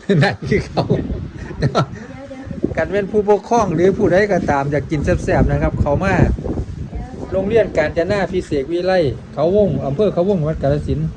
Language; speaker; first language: Thai; non-native, local second language; Northeastern Thai